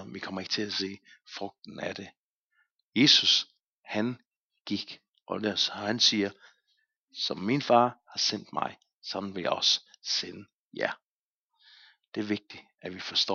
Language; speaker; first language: Danish; native; Danish